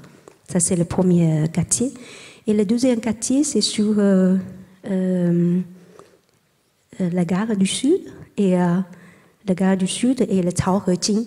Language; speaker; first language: French; non-native, learner; Chinese